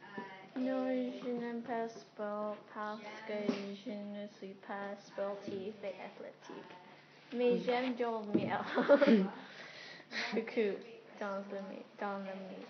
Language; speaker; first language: French; non-native, learner; English